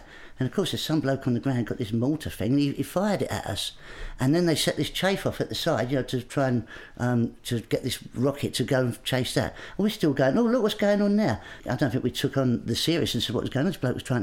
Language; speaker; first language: English; native; English